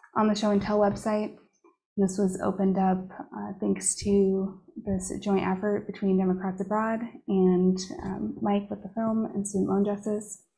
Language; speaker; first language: English; native; English